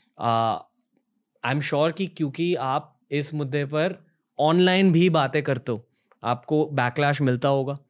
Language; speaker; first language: Hindi; native; Hindi